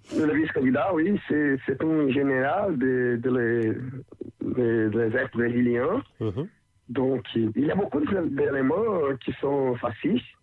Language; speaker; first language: French; non-native, learner; Portuguese